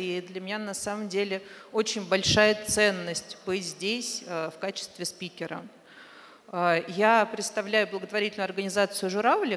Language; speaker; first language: Russian; native; Russian